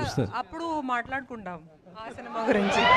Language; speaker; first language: Telugu; non-native, fluent; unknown